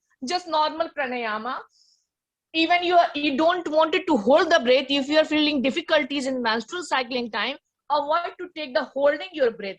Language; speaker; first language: English; non-native, learner; Hindi